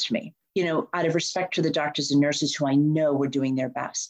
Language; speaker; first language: English; native; English